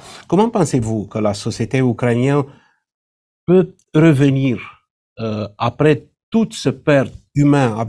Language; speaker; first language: French; non-native, fluent; Romanian